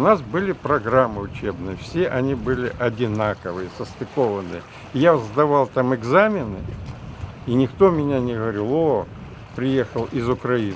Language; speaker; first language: Russian; native; Russian